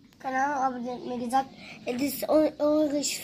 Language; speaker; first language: German; early bilingual, heritage; German